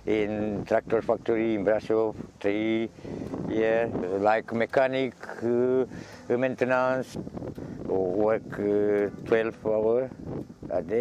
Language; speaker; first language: English; non-native, learner; Romanian